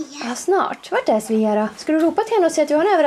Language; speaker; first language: Swedish; native; Swedish